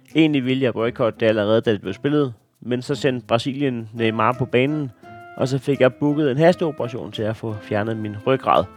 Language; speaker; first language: Danish; native; Danish